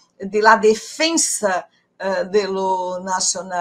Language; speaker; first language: Spanish; non-native, fluent; Portuguese